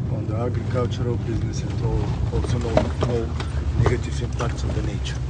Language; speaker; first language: English; non-native, fluent; Bulgarian